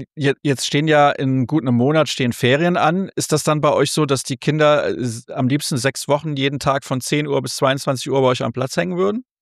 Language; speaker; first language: German; native; German